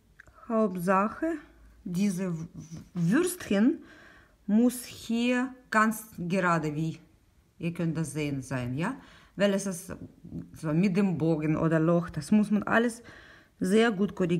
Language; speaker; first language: German; non-native, learner; Russian